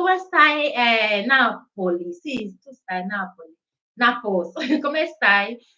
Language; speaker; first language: Italian; non-native, learner; Igbo